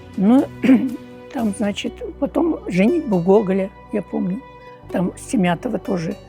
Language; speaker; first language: Russian; non-native, local second language; Uyghur